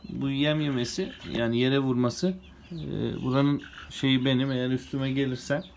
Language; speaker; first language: Turkish; native; Turkish